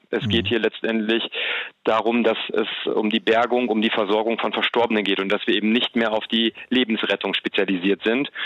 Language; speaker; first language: German; native; German